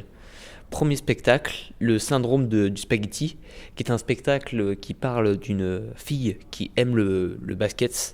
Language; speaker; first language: French; native; French